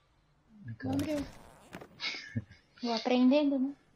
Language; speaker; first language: Spanish; non-native, learner; Portuguese